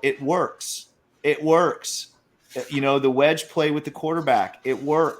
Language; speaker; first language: English; native; English